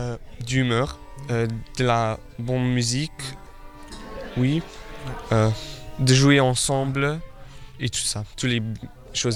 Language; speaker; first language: French; non-native, local second language; Luxembourgish